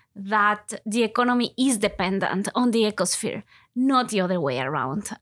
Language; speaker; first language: English; non-native, fluent; Spanish